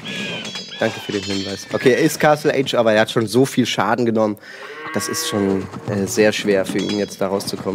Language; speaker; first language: German; native; German